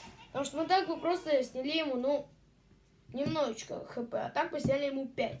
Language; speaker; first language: Russian; native; Russian